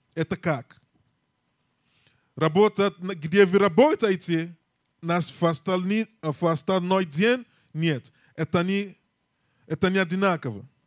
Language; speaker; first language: Russian; non-native, learner; English